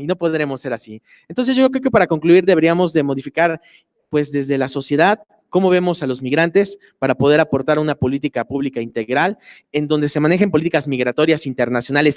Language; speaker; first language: Spanish; native; Spanish